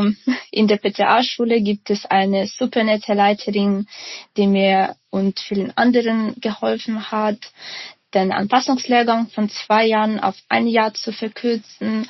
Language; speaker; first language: German; non-native, fluent; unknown